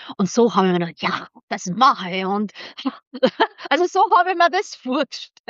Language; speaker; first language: German; early bilingual, other home language; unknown